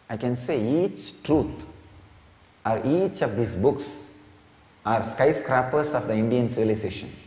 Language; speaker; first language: English; non-native, local second language; Tamil